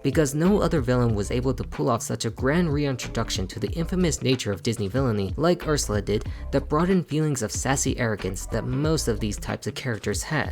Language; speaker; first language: English; native; English